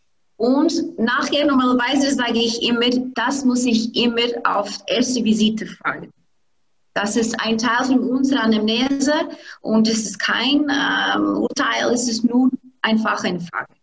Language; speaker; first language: German; non-native, fluent; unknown